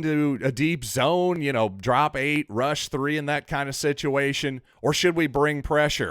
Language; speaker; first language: English; native; English